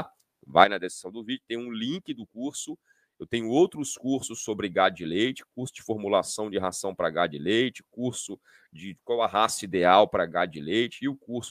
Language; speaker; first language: Portuguese; native; Portuguese